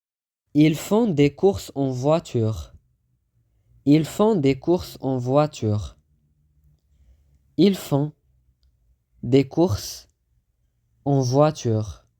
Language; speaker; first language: French; non-native, fluent; Arabic